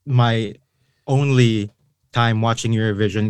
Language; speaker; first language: English; non-native, local second language; Filipino